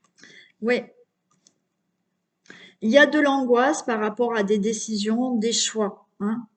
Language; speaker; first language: French; native; French